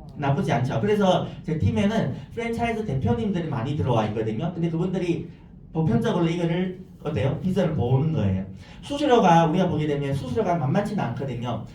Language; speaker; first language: Korean; non-native, fluent; Chinese